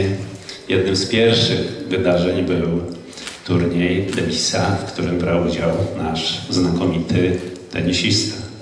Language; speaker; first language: Polish; native; Polish